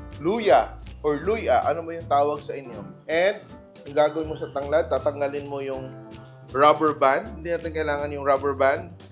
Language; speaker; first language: Filipino; non-native, local second language; Cebuano